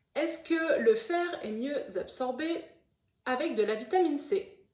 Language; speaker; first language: French; native; French